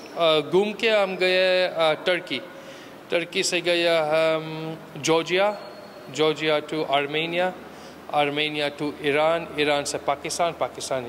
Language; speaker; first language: Hindi; early bilingual, heritage; Hindi